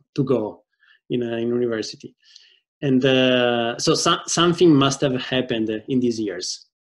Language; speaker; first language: English; non-native, fluent; Italian